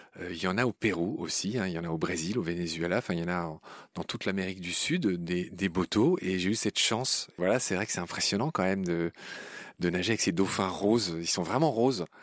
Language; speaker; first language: French; native; French